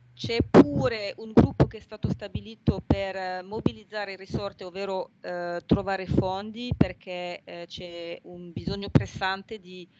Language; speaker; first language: Italian; non-native, fluent; French